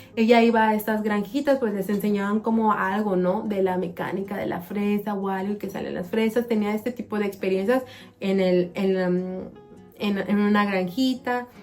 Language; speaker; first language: Spanish; native; Spanish